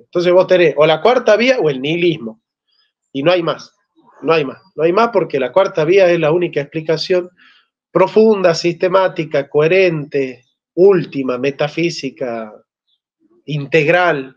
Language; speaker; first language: Spanish; native; Spanish